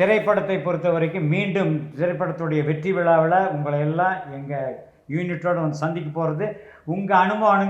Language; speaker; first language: Tamil; native; Tamil